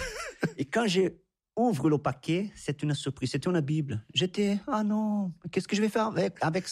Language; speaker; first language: French; non-native, fluent; Portuguese